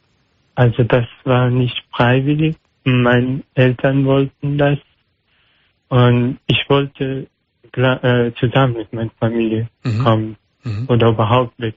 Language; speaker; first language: German; non-native, learner; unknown